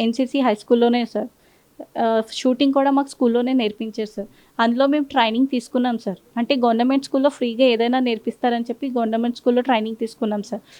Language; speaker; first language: Telugu; non-native, local second language; Urdu